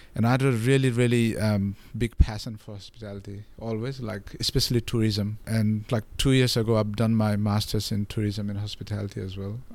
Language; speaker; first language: English; non-native, local second language; Nepali